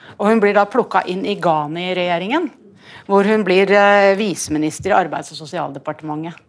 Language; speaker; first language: Norwegian; native; Norwegian